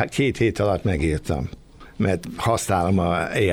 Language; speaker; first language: Hungarian; early bilingual, other home language; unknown